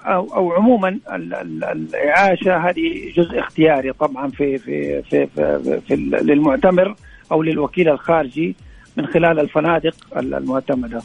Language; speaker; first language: Arabic; native; Arabic